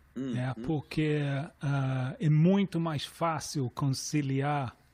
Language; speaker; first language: Portuguese; non-native, fluent; English